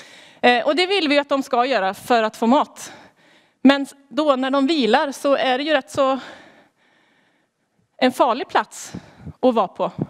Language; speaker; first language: Swedish; native; Swedish